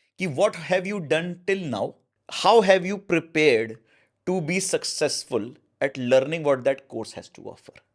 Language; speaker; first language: Hindi; native; Hindi